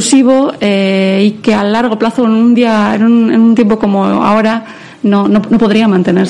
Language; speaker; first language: Spanish; native; Spanish